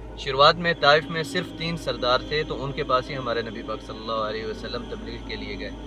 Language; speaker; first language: Urdu; native; Urdu